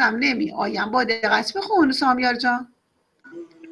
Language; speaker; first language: Persian; native; Persian